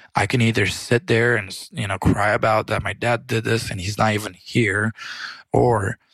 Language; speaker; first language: English; early bilingual, other home language; Romanian